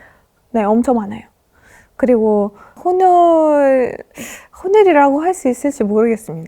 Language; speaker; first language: Korean; non-native, fluent; Russian